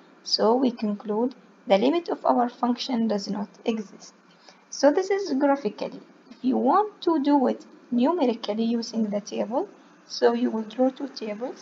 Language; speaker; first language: English; non-native, fluent; Arabic